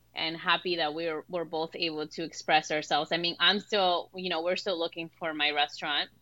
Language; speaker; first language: English; early bilingual, other home language; Spanish